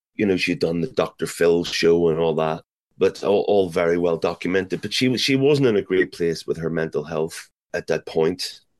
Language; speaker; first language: English; native; English